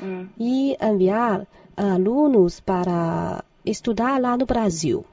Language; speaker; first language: Portuguese; non-native, fluent; Chinese